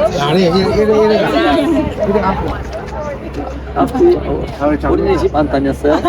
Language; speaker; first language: Korean; non-native, learner; Arabic